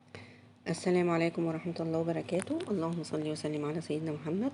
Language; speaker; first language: Arabic; native; Arabic